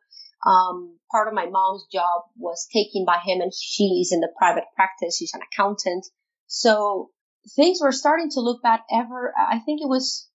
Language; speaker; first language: English; non-native, fluent; Spanish